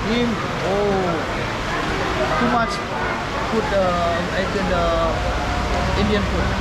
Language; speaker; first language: English; non-native, learner; Indonesian